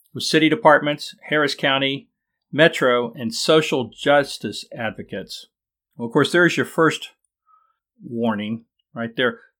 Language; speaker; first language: English; native; English